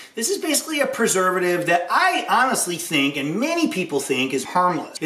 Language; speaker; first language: English; native; English